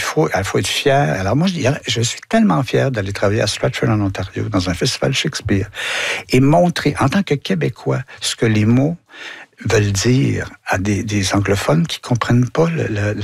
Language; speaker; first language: French; native; French